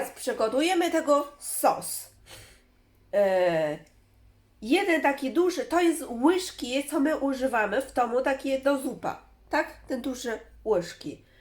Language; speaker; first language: Polish; non-native, learner; Chinese